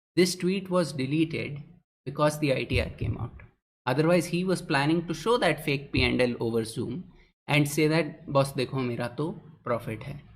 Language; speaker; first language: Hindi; non-native, local second language; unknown